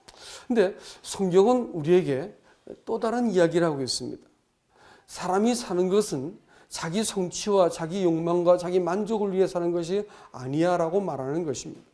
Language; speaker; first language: Korean; native; Korean